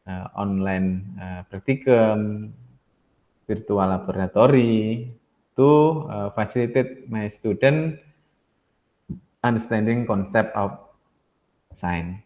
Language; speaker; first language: English; non-native, learner; Indonesian